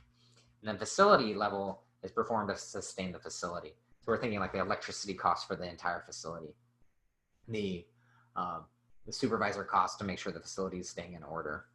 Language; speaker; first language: English; native; English